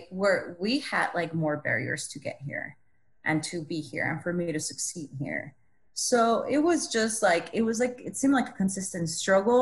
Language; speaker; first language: English; non-native, fluent; Spanish